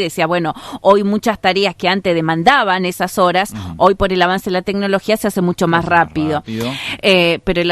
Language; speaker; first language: Spanish; native; Spanish